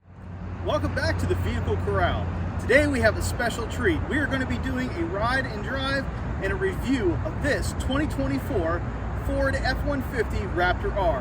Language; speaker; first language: English; native; English